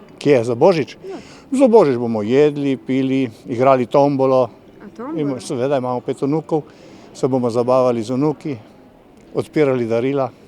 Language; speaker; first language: Slovenian; native; Slovenian